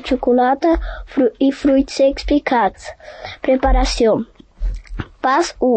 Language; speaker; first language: Catalan; early bilingual, other home language; Portuguese